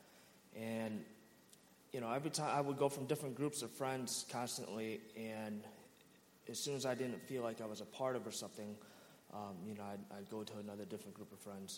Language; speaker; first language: English; native; English